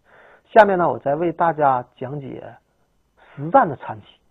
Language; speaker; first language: Chinese; native; Chinese